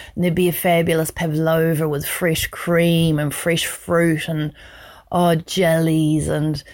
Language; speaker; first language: English; native; English